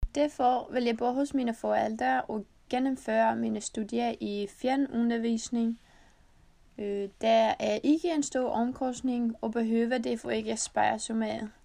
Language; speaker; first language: Danish; non-native, learner; Icelandic